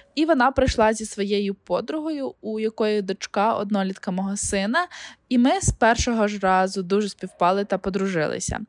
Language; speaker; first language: Ukrainian; native; Ukrainian